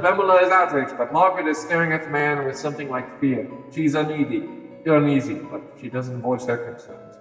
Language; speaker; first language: English; native; English